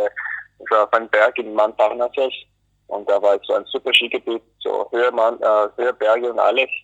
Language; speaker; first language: German; early bilingual, other home language; Greek